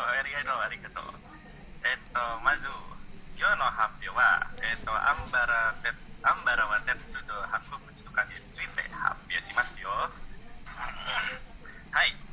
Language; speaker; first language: Japanese; non-native, learner; Indonesian